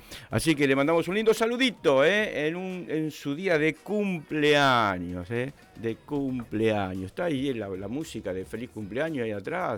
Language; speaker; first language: Spanish; native; Spanish